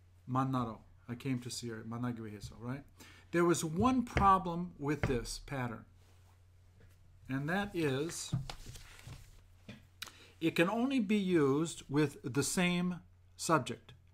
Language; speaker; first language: English; native; English